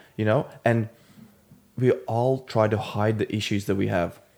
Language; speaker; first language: English; non-native, fluent; Latvian